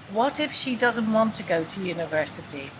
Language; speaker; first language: English; native; English